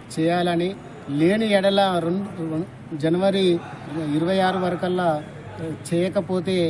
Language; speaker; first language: Telugu; native; Telugu